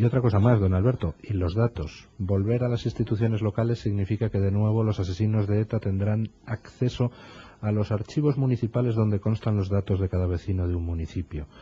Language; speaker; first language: Spanish; native; Spanish